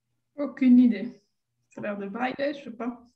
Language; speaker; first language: French; non-native, fluent; Spanish